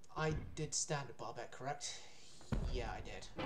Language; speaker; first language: English; native; English